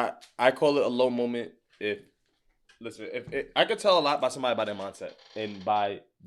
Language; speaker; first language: English; native; English